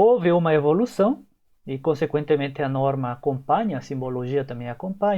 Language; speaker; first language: Portuguese; native; Portuguese